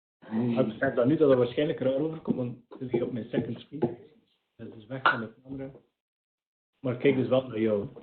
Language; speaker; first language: Dutch; native; Dutch